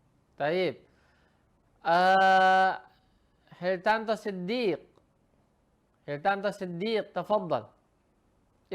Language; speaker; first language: Arabic; non-native, fluent; Indonesian